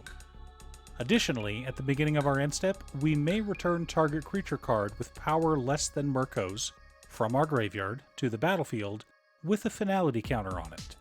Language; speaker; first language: English; native; English